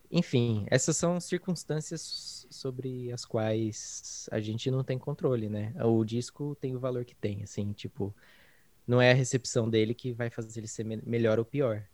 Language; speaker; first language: Portuguese; native; Portuguese